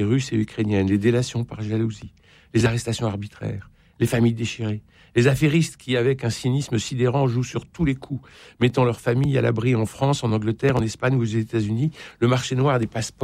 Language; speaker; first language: French; native; French